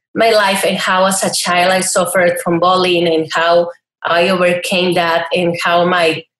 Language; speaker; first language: English; non-native, fluent; Spanish